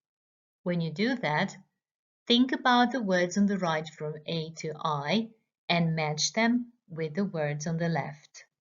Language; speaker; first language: English; non-native, fluent; Croatian